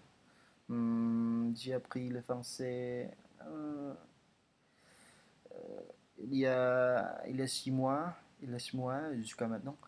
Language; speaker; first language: French; non-native, learner; Indonesian